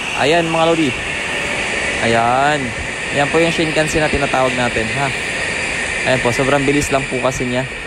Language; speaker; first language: Filipino; native; Filipino